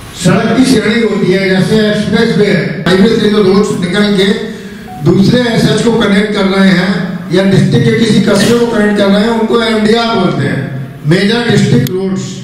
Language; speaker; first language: Hindi; native; Hindi